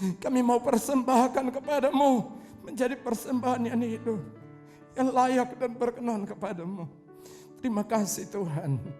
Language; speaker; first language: Indonesian; non-native, local second language; Tetum